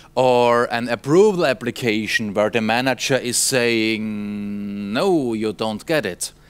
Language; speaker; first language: English; non-native, fluent; German